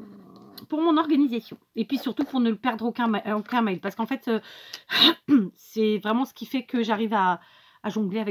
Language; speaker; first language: French; native; French